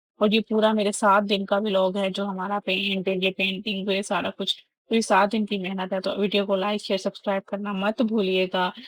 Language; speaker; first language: Urdu; native; Urdu